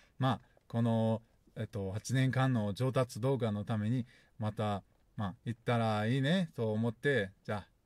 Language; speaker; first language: Japanese; non-native, fluent; Russian